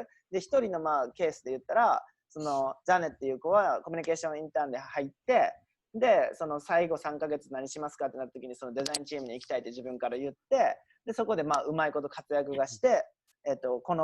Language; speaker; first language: Japanese; native; Japanese